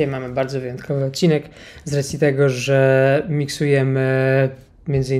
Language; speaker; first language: Polish; native; Polish